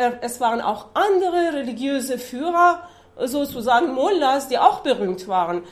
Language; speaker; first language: German; non-native, learner; Persian